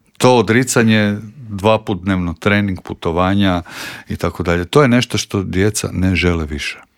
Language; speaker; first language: Croatian; native; Croatian